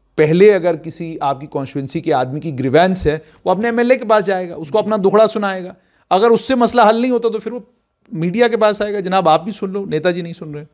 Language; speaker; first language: Hindi; non-native, local second language; Dogri